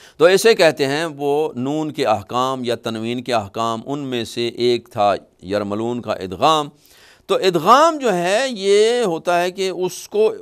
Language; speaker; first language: Urdu; non-native, local second language; Punjabi